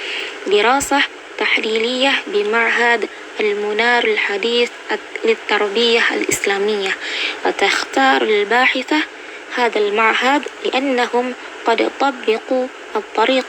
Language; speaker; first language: Arabic; non-native, learner; Indonesian